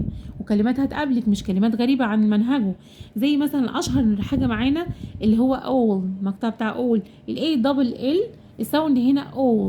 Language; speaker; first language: Arabic; native; Arabic